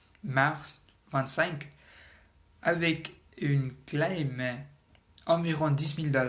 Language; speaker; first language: French; non-native, learner; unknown